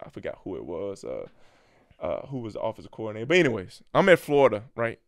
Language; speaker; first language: English; native; English